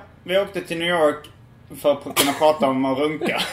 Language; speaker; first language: Swedish; native; Swedish